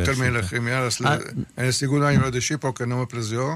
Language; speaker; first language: Spanish; early bilingual, heritage; Spanish